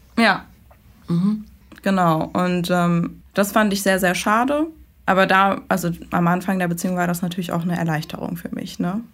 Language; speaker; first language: German; early bilingual, other home language; Persian